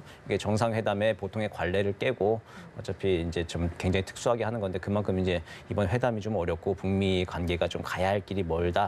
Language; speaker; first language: Korean; native; Korean